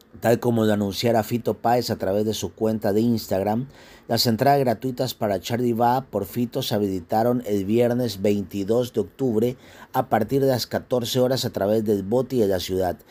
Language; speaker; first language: Spanish; native; Spanish